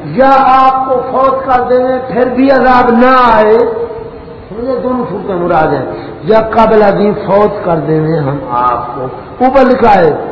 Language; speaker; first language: Urdu; non-native, local second language; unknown